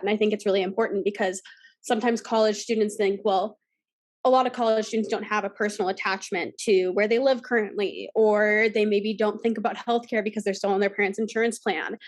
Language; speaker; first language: English; native; English